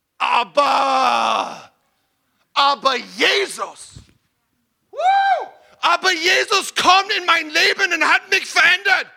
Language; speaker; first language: German; non-native, learner; English